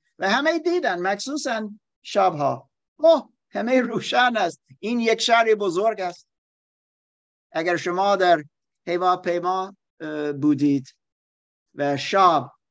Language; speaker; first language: Persian; non-native, learner; German